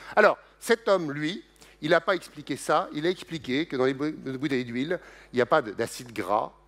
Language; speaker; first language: French; native; French